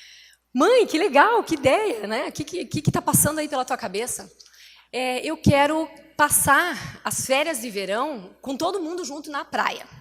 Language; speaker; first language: Portuguese; native; Portuguese